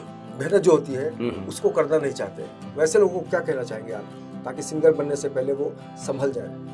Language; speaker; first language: Hindi; native; Hindi